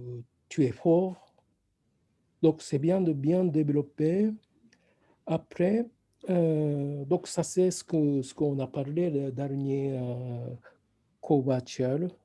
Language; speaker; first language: French; non-native, fluent; Japanese